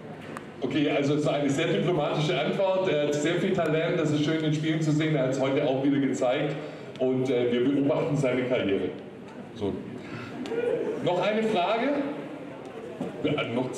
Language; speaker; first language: German; native; German